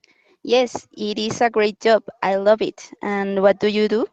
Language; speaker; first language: English; non-native, learner; Spanish